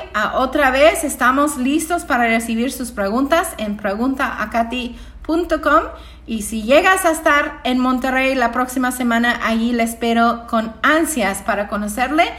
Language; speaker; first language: Spanish; non-native, fluent; English